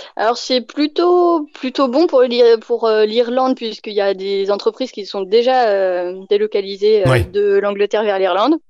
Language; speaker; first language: French; native; French